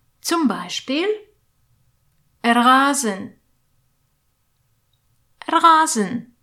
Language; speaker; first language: German; non-native, fluent; Polish